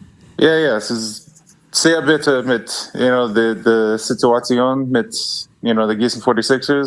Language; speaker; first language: German; non-native, learner; English